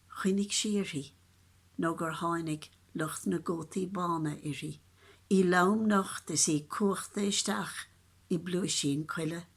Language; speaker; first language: Irish; native; Irish